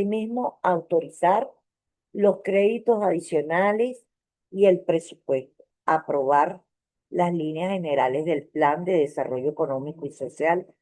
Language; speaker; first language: Spanish; native; Spanish